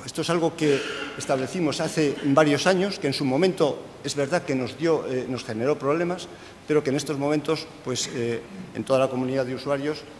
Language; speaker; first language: Spanish; native; Spanish